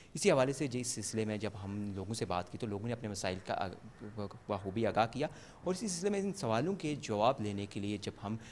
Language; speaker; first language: Urdu; non-native, local second language; Pahari-Potwari